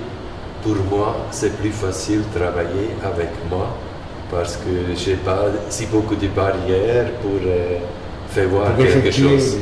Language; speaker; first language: French; non-native, learner; German